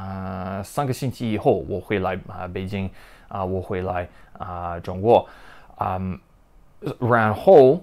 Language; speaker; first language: Chinese; non-native, learner; English